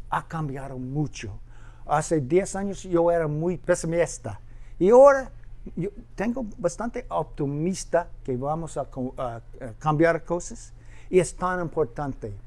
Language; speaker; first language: Spanish; non-native, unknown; English